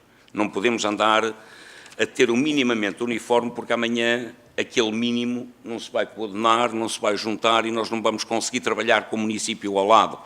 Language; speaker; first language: Portuguese; native; Portuguese